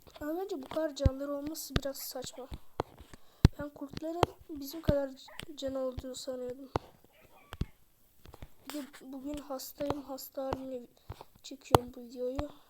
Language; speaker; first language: Turkish; native; Turkish